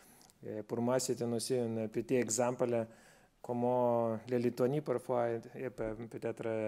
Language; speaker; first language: French; non-native, fluent; Lithuanian